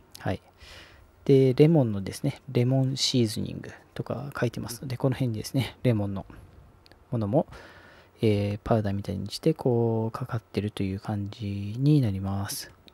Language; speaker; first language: Japanese; native; Japanese